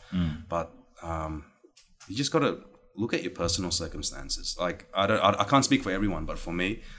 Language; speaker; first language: English; native; English